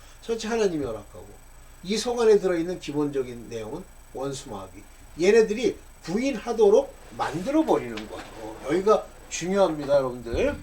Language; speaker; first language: Korean; native; Korean